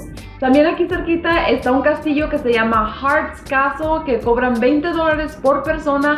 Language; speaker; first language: Spanish; native; Spanish